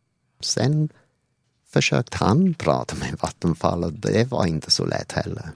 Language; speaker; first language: Swedish; non-native, fluent; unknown